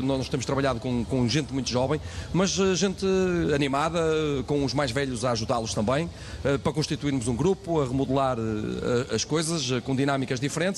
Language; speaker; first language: Portuguese; native; Portuguese